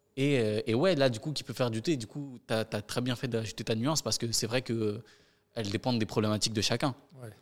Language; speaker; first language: French; native; French